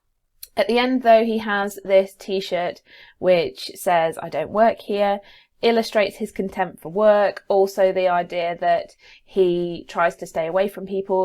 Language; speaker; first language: English; native; English